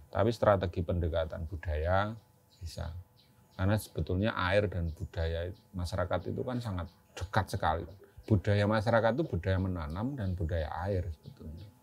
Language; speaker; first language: Indonesian; non-native, local second language; Javanese